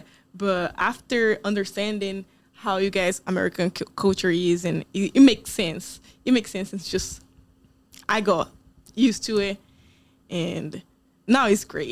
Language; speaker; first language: English; non-native, fluent; Portuguese